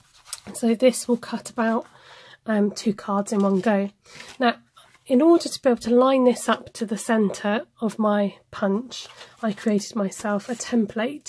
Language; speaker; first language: English; native; English